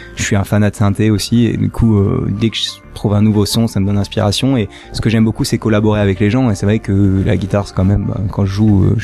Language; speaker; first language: French; native; French